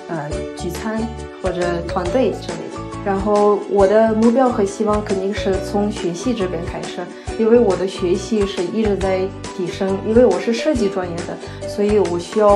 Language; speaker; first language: Chinese; non-native, fluent; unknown